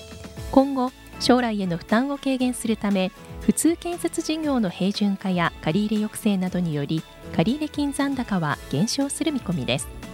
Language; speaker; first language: Japanese; native; Japanese